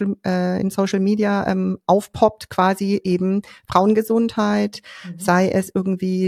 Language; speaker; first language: German; native; German